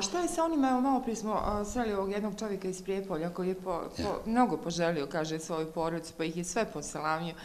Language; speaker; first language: Croatian; native; Croatian